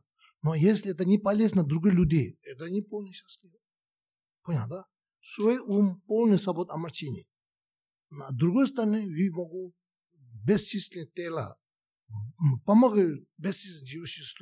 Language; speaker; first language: Russian; non-native, learner; Tibetan